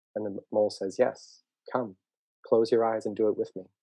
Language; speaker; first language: English; native; English